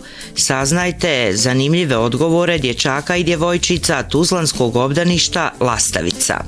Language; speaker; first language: Bosnian; native; Bosnian